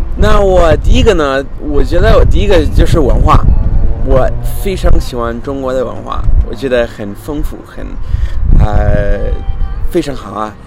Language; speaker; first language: Chinese; non-native, fluent; English